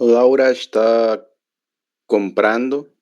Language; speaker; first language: Spanish; non-native, learner; Portuguese